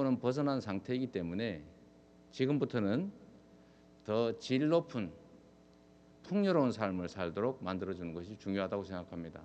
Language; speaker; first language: Korean; native; Korean